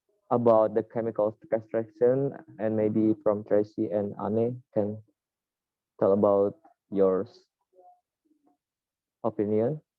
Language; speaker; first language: English; non-native, learner; Indonesian